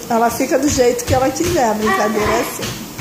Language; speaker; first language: Portuguese; native; Portuguese